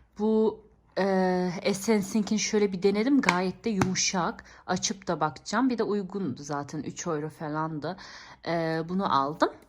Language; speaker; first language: Turkish; early bilingual, heritage; Turkish